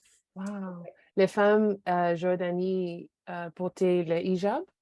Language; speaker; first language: French; non-native, learner; English